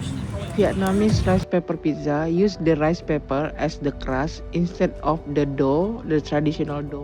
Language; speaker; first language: English; non-native, learner; Indonesian